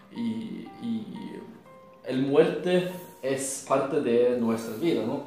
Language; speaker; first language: Spanish; non-native, learner; Norwegian